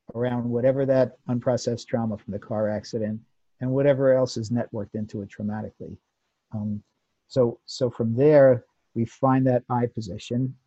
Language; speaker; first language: English; native; English